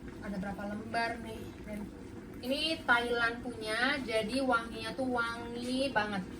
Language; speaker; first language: Indonesian; native; Indonesian